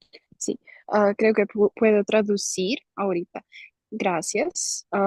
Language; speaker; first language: Spanish; non-native, learner; Russian